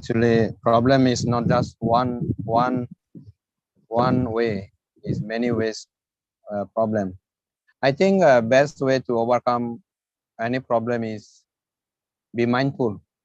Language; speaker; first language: English; non-native, fluent; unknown